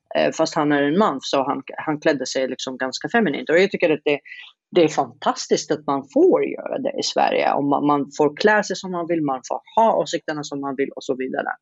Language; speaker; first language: Swedish; non-native, fluent; Arabic